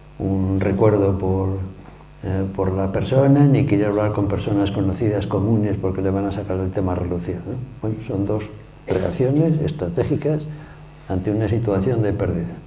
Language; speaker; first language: Spanish; native; Spanish